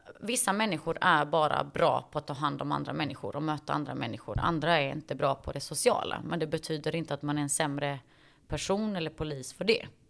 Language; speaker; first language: Swedish; early bilingual, other home language; Bosnian